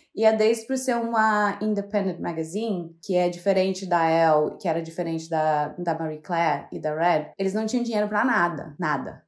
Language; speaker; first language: Portuguese; native; Portuguese